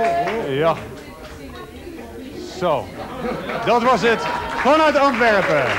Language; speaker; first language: Dutch; native; Dutch